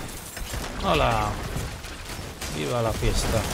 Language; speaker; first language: Spanish; native; Spanish